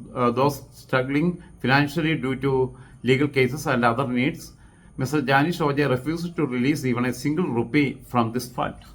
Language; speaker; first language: English; non-native, local second language; Malayalam